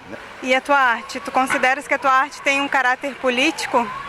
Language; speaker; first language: Portuguese; native; Portuguese